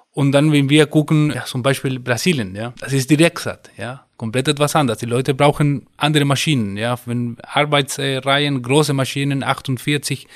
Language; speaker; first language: German; non-native, fluent; Spanish